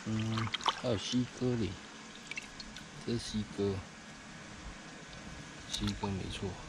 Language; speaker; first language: Chinese; native; Chinese